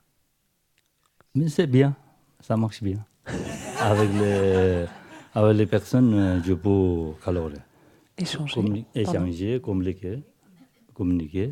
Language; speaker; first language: French; non-native, learner; Tibetan